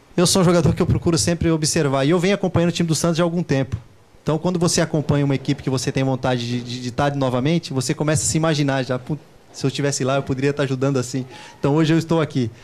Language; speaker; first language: Portuguese; native; Portuguese